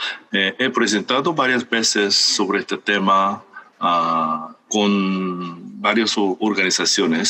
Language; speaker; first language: Spanish; non-native, fluent; Korean